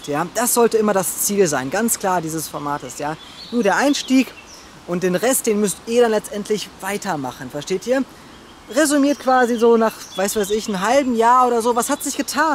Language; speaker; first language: German; native; German